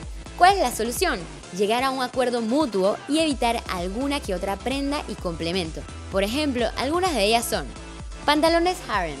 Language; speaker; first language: Spanish; native; Spanish